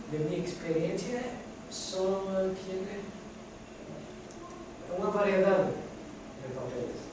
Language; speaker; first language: Portuguese; non-native, learner; Spanish